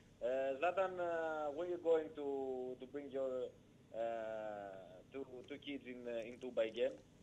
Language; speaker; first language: English; non-native, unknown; Greek